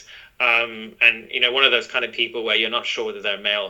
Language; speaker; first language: English; native; English